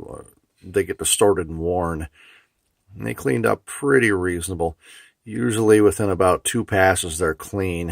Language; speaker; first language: English; native; English